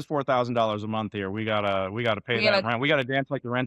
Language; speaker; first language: English; native; English